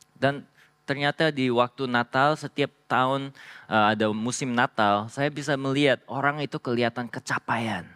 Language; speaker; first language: Indonesian; non-native, fluent; Korean